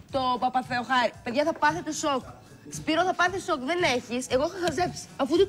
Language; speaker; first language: Greek; native; Greek